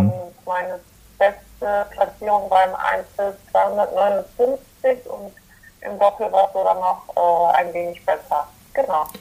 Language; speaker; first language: German; early bilingual, other home language; Polish